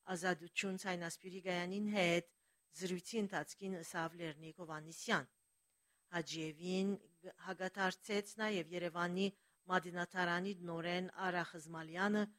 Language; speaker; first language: Armenian; early bilingual, heritage; Armenian